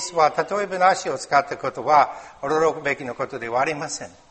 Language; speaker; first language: Japanese; non-native, learner; English